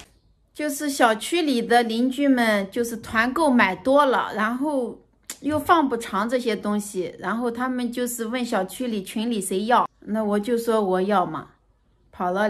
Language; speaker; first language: Chinese; native; Chinese